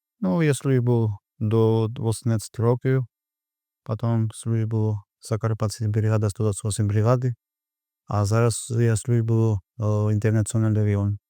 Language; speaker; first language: Ukrainian; non-native, learner; Georgian